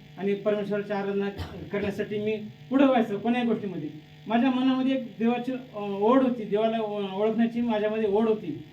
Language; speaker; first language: Marathi; native; Marathi